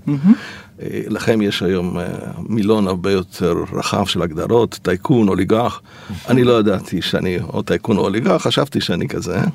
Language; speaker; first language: Hebrew; early bilingual, other home language; Polish